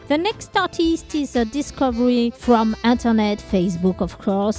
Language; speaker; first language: English; non-native, fluent; French